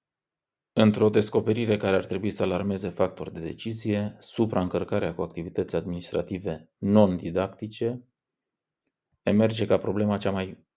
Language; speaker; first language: Romanian; native; Romanian